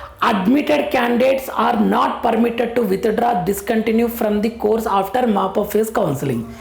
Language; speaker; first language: English; non-native, local second language; Telugu